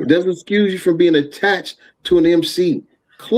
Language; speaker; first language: English; native; English